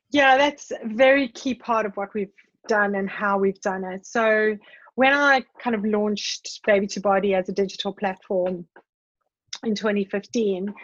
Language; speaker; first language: English; native; English